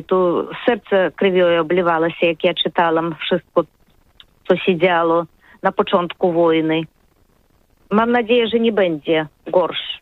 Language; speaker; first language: Polish; non-native, learner; Russian